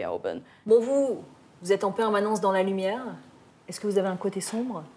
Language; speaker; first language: French; native; French